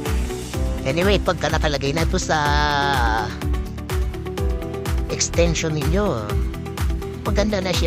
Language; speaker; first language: Filipino; native; Filipino